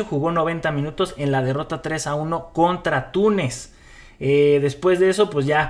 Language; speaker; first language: Spanish; native; Spanish